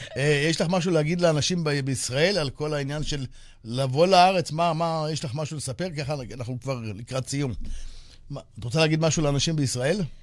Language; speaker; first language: Hebrew; native; Hebrew